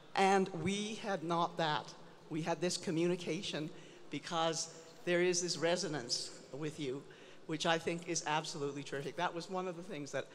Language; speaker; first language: English; native; English